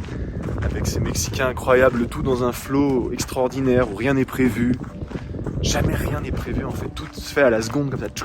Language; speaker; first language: French; native; French